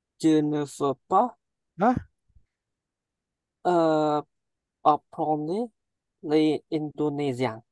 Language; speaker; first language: French; non-native, learner; Indonesian